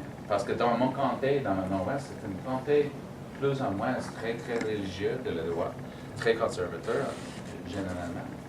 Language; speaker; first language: French; non-native, learner; English